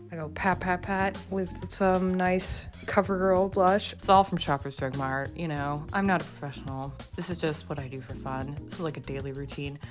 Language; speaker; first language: English; native; English